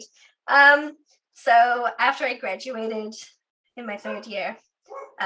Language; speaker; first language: English; native; English